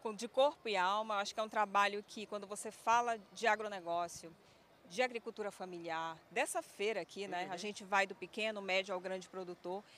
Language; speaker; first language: Portuguese; native; Portuguese